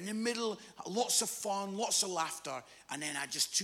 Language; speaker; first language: English; native; English